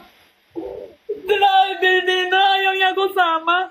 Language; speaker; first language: Filipino; non-native, learner; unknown